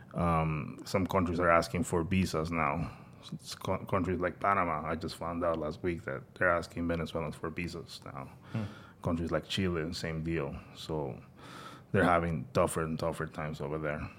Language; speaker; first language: English; non-native, fluent; Spanish